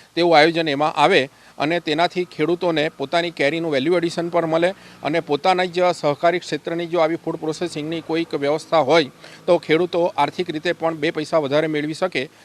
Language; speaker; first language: Gujarati; native; Gujarati